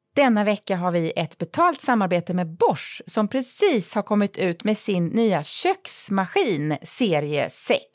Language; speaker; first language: Swedish; native; Swedish